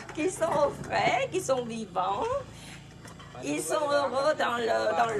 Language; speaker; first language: French; non-native, fluent; Vietnamese